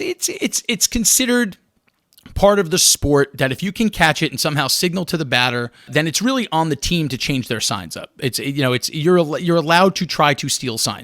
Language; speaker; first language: English; native; English